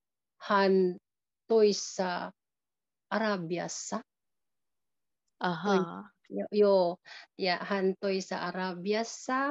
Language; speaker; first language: Finnish; non-native, learner; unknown